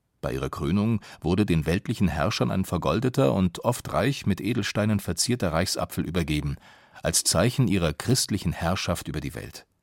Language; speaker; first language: German; native; German